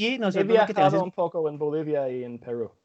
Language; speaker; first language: Spanish; non-native, learner; English